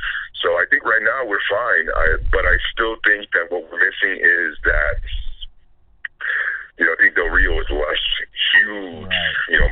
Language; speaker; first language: English; non-native, fluent; Spanish